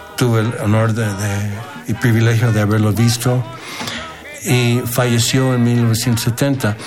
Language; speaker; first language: Spanish; non-native, fluent; English